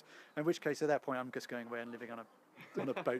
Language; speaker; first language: English; native; English